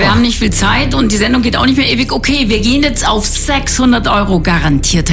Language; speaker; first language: German; native; German